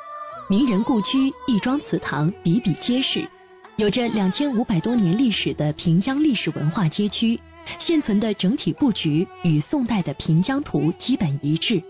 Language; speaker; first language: Chinese; native; Chinese